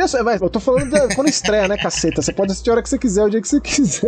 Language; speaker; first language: Portuguese; native; Portuguese